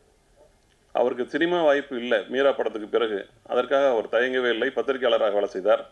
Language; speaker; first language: Tamil; native; Tamil